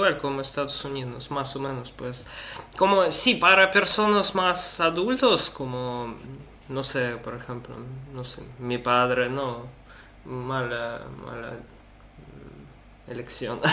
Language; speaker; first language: Spanish; non-native, learner; Russian